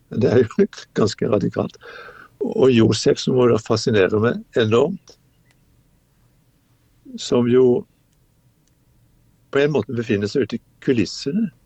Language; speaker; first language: Norwegian; native; Norwegian